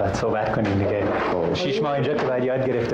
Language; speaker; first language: Persian; non-native, fluent; English